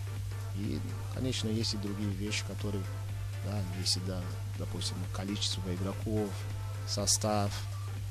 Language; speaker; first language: Russian; non-native, fluent; Portuguese